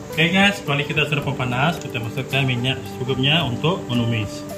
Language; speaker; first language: Malay; non-native, local second language; Iban